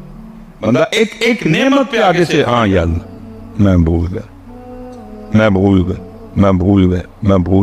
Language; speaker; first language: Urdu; non-native, local second language; Punjabi